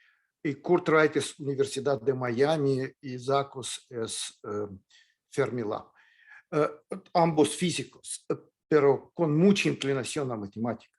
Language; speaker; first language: Spanish; non-native, fluent; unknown